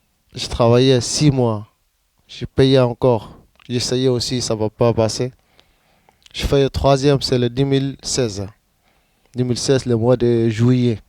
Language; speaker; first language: French; non-native, learner; Arabic